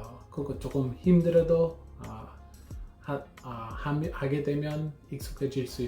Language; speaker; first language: Korean; non-native, learner; English